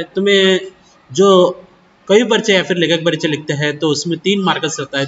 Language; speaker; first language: Hindi; non-native, local second language; Kannada